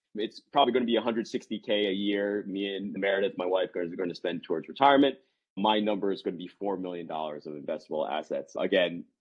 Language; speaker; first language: English; native; English